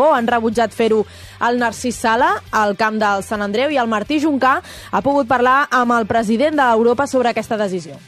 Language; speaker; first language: Catalan; native; Catalan